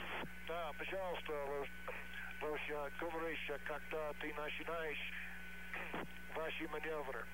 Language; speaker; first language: Russian; non-native, learner; English